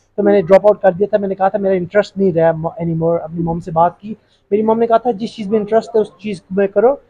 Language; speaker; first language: Hindi; early bilingual, heritage; Urdu